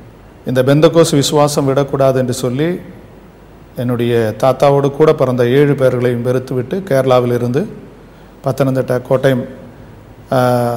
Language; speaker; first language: Tamil; native; Tamil